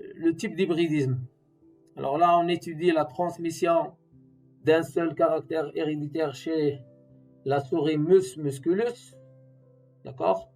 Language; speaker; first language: French; non-native, local second language; Arabic